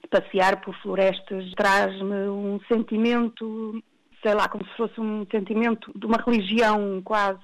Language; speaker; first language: Portuguese; native; Portuguese